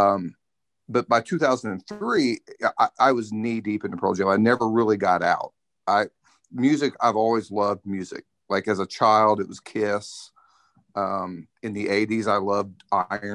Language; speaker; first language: English; native; English